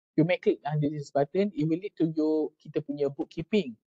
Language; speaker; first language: English; non-native, local second language; Malay